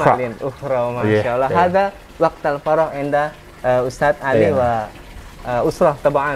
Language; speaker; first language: Arabic; non-native, learner; Indonesian